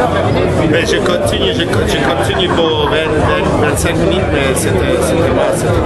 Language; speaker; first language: French; non-native, learner; Afrikaans